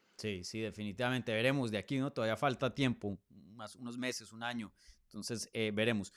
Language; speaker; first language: Spanish; native; Spanish